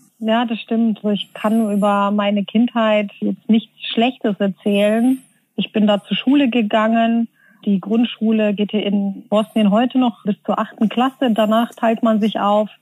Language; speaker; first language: German; early bilingual, other home language; Bosnian